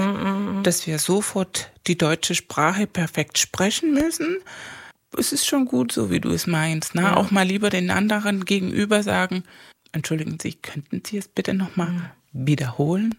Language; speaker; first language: German; non-native, fluent; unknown